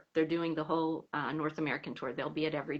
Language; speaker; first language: English; native; English